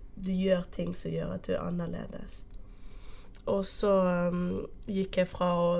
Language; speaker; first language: Norwegian; early bilingual, other home language; Portuguese